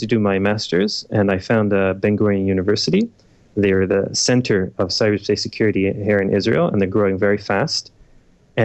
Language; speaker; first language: English; native; English